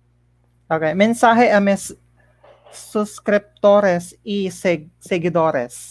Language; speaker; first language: Spanish; non-native, learner; Filipino